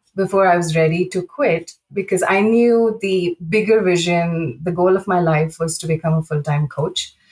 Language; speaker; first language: English; non-native, local second language; Telugu